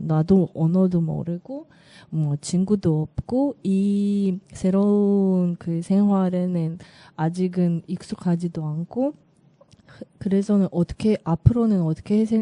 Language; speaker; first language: Korean; non-native, learner; Russian